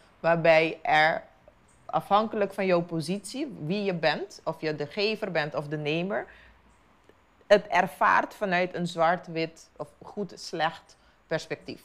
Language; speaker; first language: Dutch; non-native, local second language; Papiamento